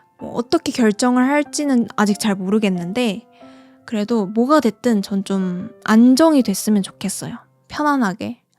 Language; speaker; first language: Korean; native; Korean